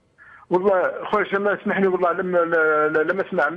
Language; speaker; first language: Arabic; native; Arabic